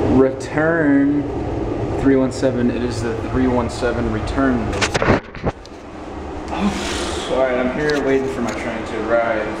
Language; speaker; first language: English; native; English